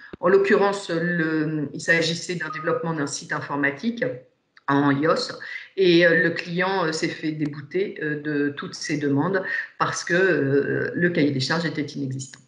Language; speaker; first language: French; native; French